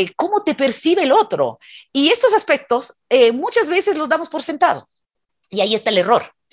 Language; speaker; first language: Spanish; non-native, fluent; Italian